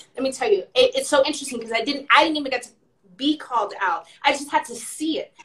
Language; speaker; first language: English; early bilingual, other home language; Spanish